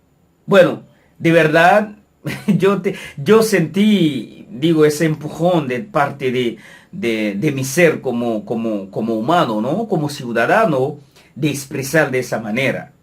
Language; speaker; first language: Spanish; non-native, fluent; Haitian Creole